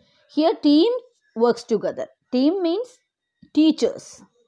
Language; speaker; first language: English; non-native, local second language; Malayalam